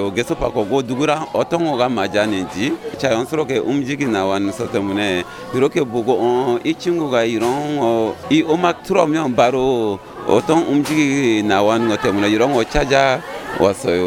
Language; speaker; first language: Korean; non-native, learner; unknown